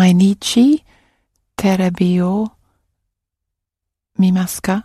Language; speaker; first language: Japanese; non-native, learner; English